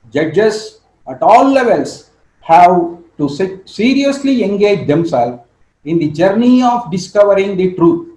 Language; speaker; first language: English; non-native, local second language; Kannada